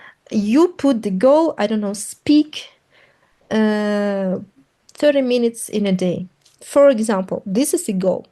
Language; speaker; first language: English; non-native, fluent; Russian